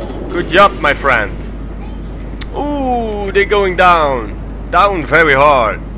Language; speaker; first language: English; non-native, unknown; Dutch